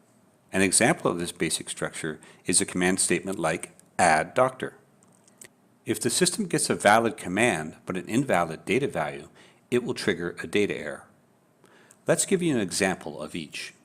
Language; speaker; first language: English; native; English